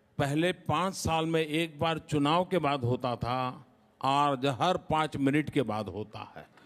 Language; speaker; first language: Hindi; non-native, local second language; Gujarati